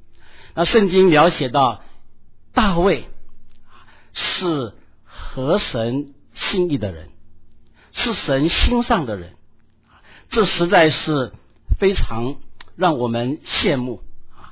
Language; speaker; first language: Chinese; native; Chinese